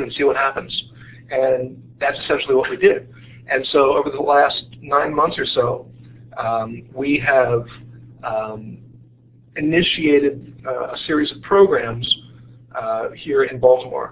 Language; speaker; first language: English; native; English